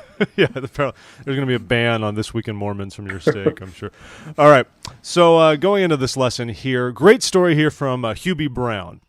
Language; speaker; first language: English; native; English